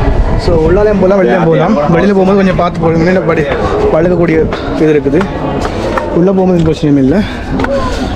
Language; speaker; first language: Tamil; native; Tamil